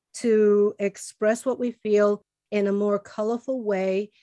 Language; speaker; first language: English; early bilingual, other home language; Spanish